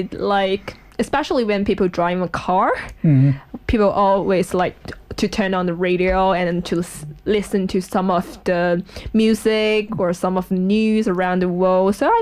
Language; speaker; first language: English; non-native, fluent; Chinese